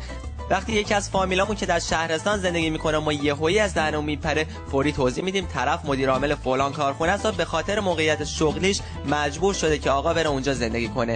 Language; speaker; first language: Persian; native; Persian